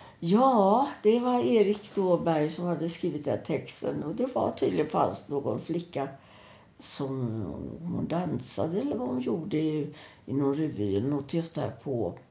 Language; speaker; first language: Swedish; native; Swedish